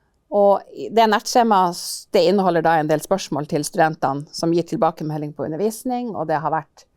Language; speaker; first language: Norwegian; native; Norwegian